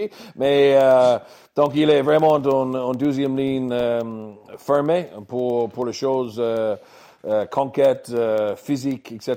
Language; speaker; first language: French; non-native, learner; English